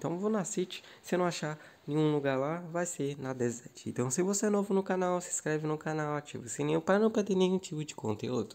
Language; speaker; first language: Portuguese; native; Portuguese